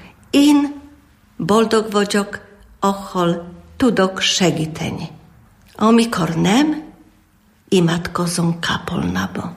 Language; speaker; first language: Hungarian; non-native, learner; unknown